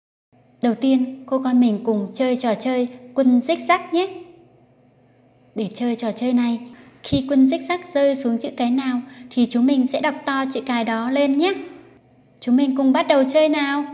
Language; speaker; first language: Vietnamese; native; Vietnamese